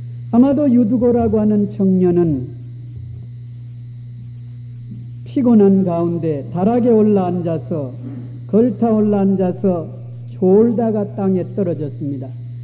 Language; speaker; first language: Korean; native; Korean